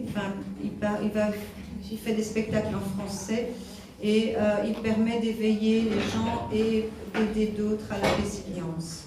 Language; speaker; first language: French; native; French